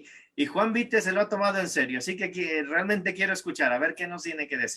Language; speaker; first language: Spanish; native; Spanish